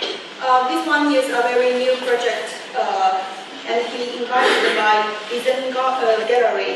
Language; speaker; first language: English; non-native, learner; Chinese